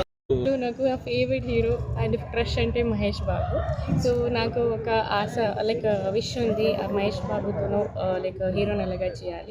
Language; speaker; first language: Telugu; non-native, learner; Kannada